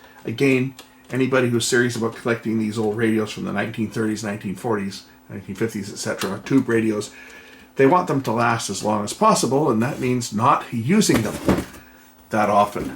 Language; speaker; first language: English; native; English